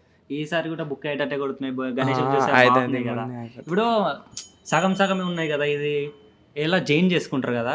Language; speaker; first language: Telugu; native; Telugu